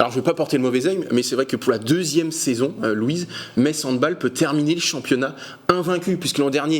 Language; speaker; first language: French; native; French